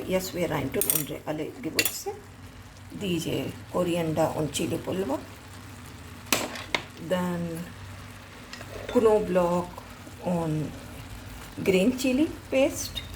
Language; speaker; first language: German; non-native, learner; Hindi